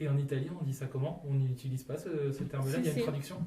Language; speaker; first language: French; native; French